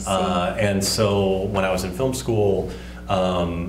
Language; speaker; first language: English; native; English